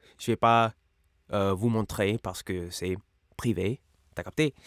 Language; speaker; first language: French; non-native, learner; English